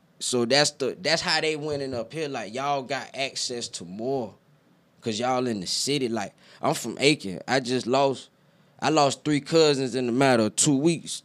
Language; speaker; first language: English; native; English